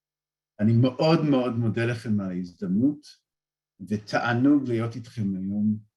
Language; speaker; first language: Hebrew; non-native, fluent; English